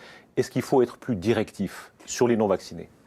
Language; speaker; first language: French; native; French